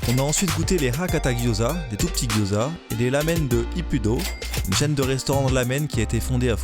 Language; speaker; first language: French; native; French